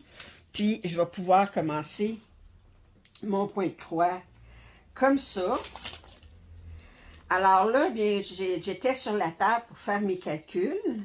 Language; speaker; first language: French; native; French